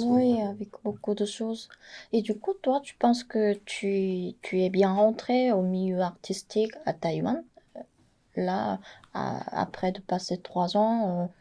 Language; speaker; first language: French; non-native, fluent; Korean